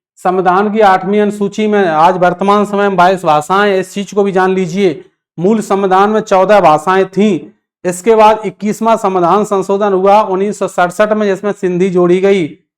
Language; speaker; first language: Hindi; native; Hindi